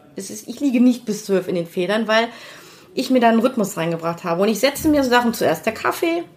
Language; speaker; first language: German; native; German